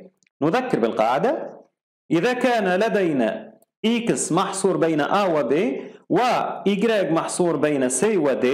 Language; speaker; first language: Arabic; native; Arabic